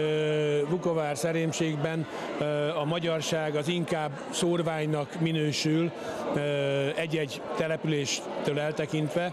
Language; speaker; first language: Hungarian; native; Hungarian